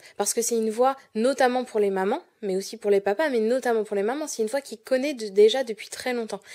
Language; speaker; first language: French; native; French